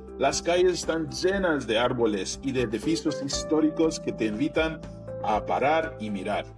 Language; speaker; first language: Spanish; non-native, fluent; English